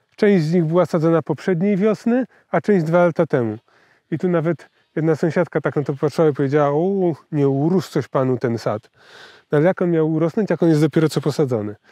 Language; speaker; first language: Polish; native; Polish